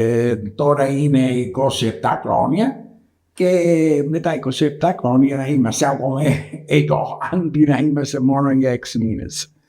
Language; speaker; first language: Greek; non-native, learner; Italian